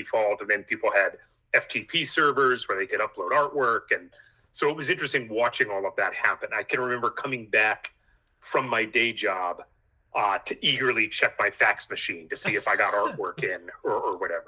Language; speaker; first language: English; native; English